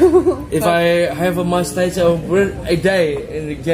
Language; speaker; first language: English; non-native, learner; Indonesian